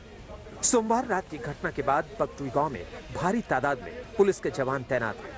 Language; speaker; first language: Hindi; native; Hindi